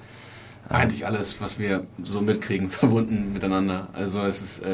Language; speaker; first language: German; native; German